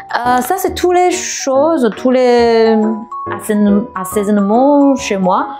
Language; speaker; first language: French; non-native, fluent; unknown